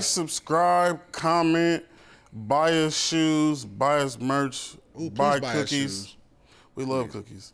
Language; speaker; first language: English; native; English